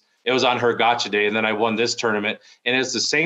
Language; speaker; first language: English; native; English